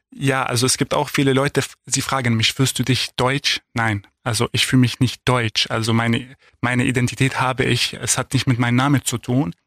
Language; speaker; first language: German; non-native, fluent; Arabic